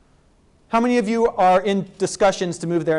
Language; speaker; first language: English; native; English